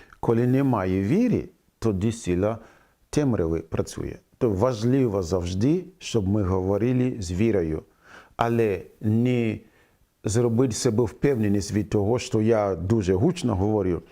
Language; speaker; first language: Ukrainian; non-native, fluent; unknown